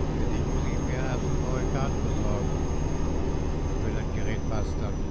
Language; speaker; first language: German; native; German